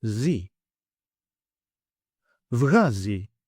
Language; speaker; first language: Greek; native; Greek